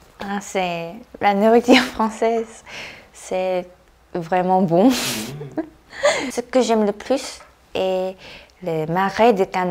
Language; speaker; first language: French; non-native, fluent; Korean